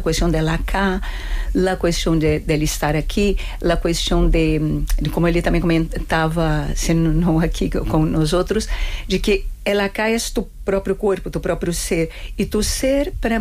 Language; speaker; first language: Spanish; non-native, fluent; Portuguese